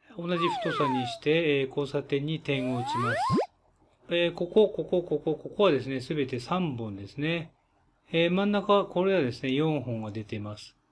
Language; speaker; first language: Japanese; native; Japanese